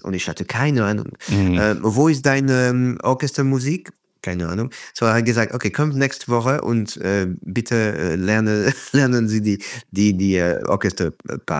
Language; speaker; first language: German; non-native, fluent; French